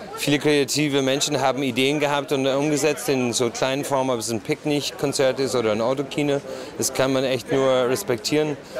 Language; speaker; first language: German; non-native, fluent; English